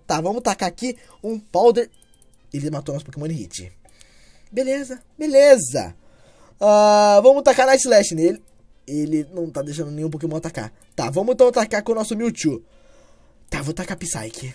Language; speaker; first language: Portuguese; native; Portuguese